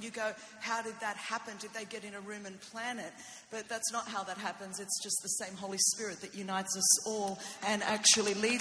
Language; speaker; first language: English; non-native, fluent; Greek